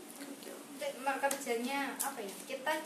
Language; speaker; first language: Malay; non-native, local second language; Javanese